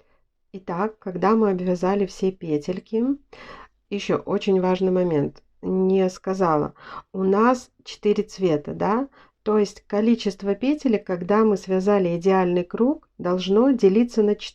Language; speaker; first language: Russian; native; Russian